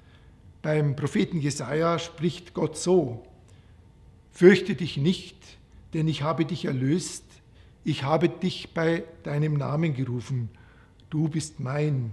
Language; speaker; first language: German; native; German